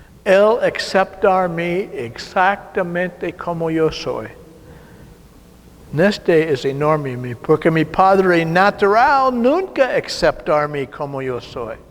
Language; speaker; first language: Spanish; non-native, learner; English